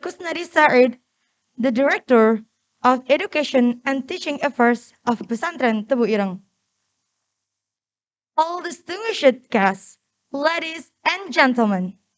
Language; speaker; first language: English; non-native, learner; Indonesian